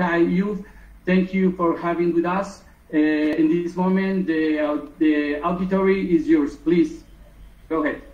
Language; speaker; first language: English; non-native, learner; Spanish